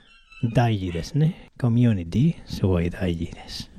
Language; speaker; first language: Japanese; non-native, learner; Spanish